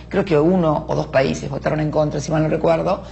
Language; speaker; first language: Spanish; native; Spanish